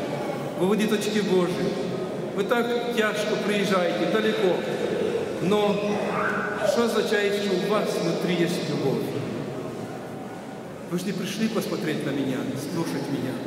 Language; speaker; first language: Russian; non-native, local second language; Ukrainian